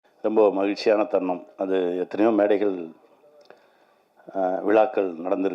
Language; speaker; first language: Tamil; native; Tamil